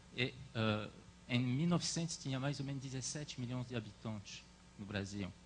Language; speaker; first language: Portuguese; non-native, fluent; French